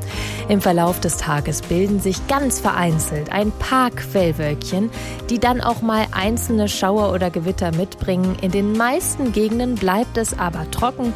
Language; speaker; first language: German; native; German